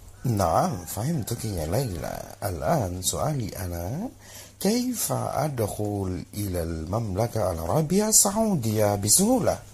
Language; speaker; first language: Arabic; non-native, learner; Indonesian